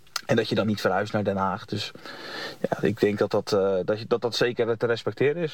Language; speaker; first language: Dutch; native; Dutch